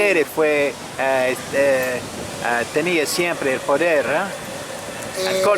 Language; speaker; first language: Spanish; non-native, fluent; French